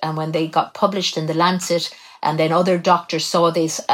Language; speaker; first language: English; native; English